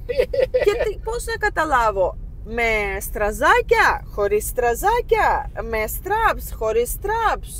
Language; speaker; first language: Greek; non-native, fluent; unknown